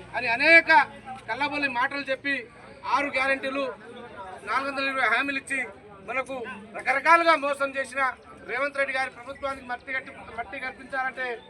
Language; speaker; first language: Telugu; non-native, local second language; Lambadi